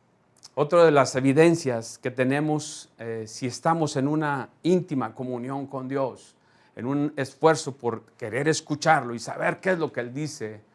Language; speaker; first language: Spanish; native; Spanish